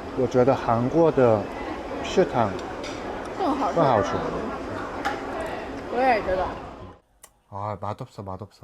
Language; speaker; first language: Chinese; non-native, learner; Korean